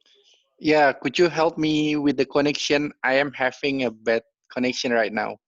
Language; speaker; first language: English; non-native, learner; Indonesian